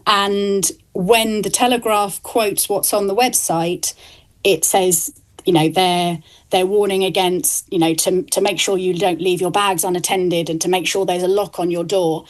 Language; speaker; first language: English; native; English